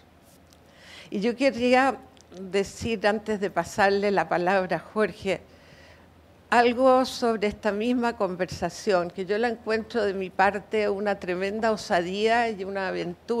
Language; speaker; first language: Spanish; native; Spanish